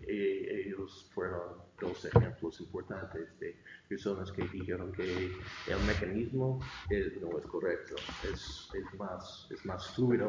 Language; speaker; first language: Spanish; non-native, fluent; English